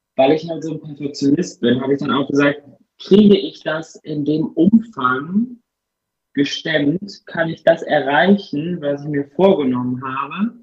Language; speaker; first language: German; native; German